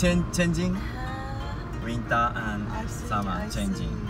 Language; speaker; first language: English; non-native, learner; Japanese